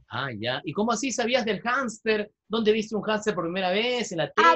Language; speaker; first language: Spanish; native; Spanish